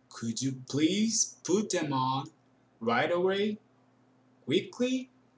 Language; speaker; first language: English; non-native, fluent; Portuguese